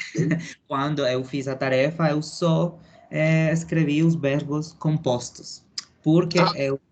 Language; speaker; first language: Portuguese; non-native, learner; Spanish